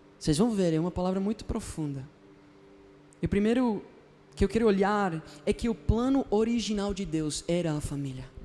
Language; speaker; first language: Portuguese; non-native, fluent; Spanish